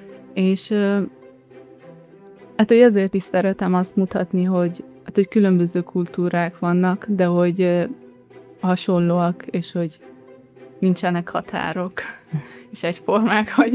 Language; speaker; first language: Hungarian; early bilingual, heritage; Hungarian